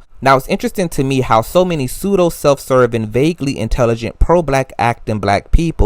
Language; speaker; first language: English; native; English